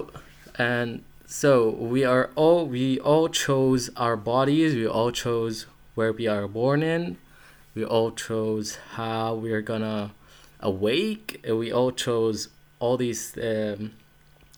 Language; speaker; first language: English; non-native, fluent; Arabic